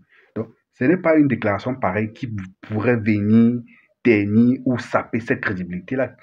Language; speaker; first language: French; native; French